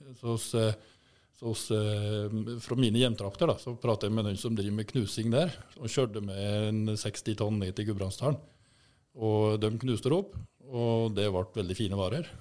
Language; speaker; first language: Norwegian; native; Norwegian